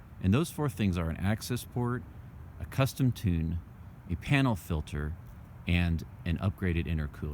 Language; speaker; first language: English; native; English